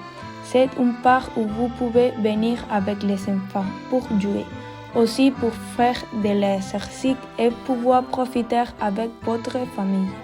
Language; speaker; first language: French; non-native, learner; Spanish